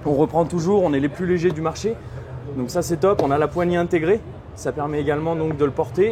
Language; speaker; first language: French; native; French